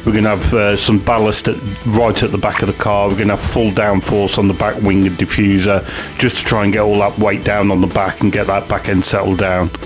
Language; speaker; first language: English; native; English